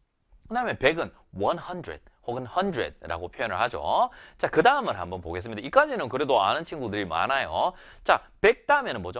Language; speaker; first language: Korean; native; Korean